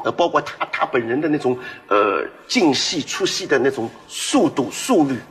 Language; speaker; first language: Chinese; non-native, local second language; Wu Chinese